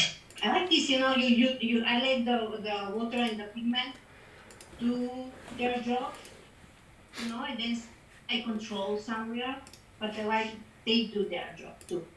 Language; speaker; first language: English; non-native, fluent; Macedonian